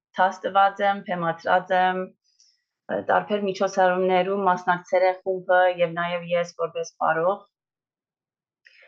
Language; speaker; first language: Armenian; early bilingual, heritage; Armenian